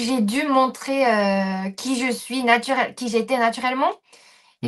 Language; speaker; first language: French; non-native, fluent; Japanese